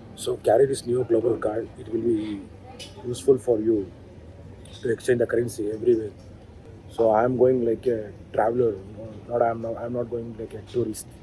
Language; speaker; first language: English; non-native, local second language; Kannada